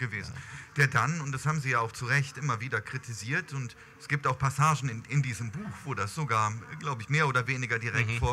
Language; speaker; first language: German; native; German